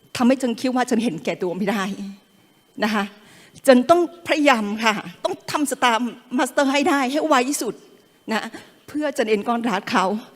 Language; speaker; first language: Thai; non-native, local second language; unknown